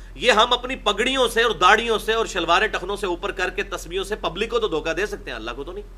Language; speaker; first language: Urdu; non-native, local second language; Punjabi